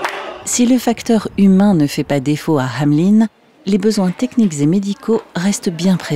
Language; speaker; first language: French; native; French